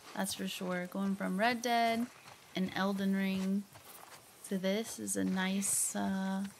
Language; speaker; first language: English; native; English